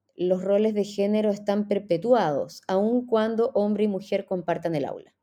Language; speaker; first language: Spanish; native; Spanish